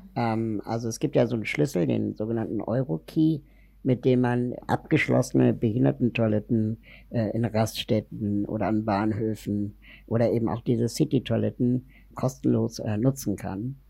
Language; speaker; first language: German; native; German